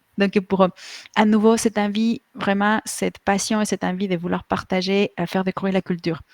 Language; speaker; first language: French; non-native, fluent; Spanish